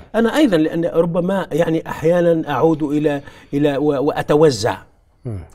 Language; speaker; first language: Arabic; native; Arabic